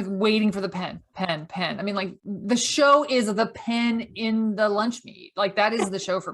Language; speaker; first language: English; native; English